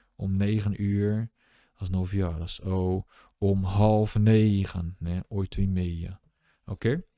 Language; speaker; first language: Portuguese; non-native, fluent; Dutch